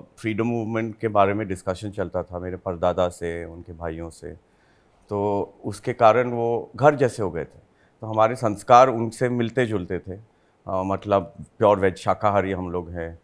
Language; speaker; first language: Hindi; native; Hindi